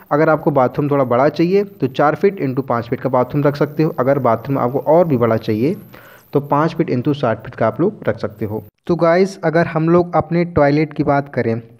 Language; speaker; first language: Hindi; native; Hindi